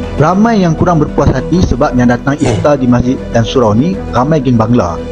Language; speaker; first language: Malay; native; Malay